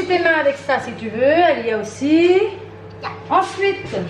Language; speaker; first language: French; native; French